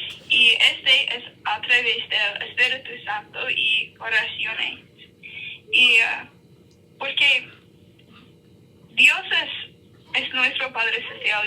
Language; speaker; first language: Spanish; non-native, learner; English